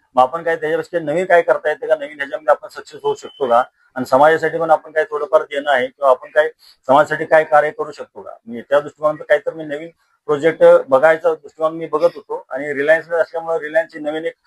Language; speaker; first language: Marathi; native; Marathi